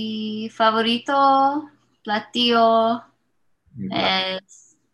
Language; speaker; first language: Spanish; non-native, learner; English